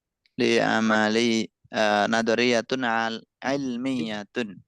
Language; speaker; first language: Arabic; non-native, fluent; Indonesian